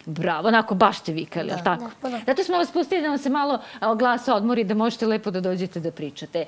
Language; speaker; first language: Croatian; native; Croatian